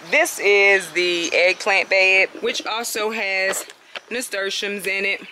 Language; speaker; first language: English; native; English